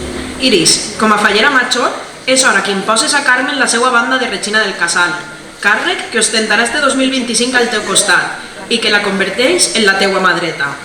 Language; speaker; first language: Catalan; native; Catalan